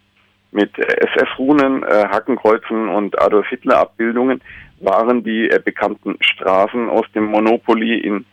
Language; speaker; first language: German; native; German